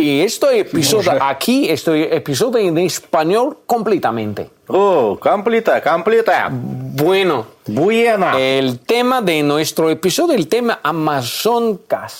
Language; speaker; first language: Spanish; non-native, learner; Russian